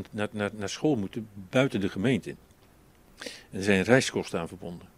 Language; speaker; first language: Dutch; native; Dutch